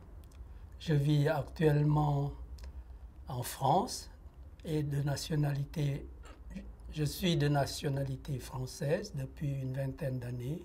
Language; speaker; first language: French; non-native, fluent; Lao